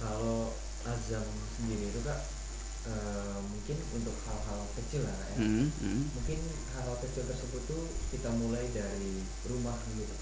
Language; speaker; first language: Indonesian; native; Indonesian